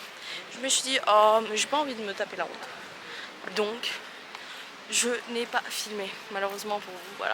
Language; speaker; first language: French; native; French